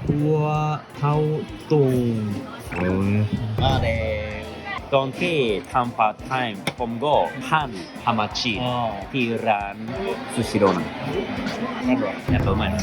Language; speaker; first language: Thai; non-native, learner; Japanese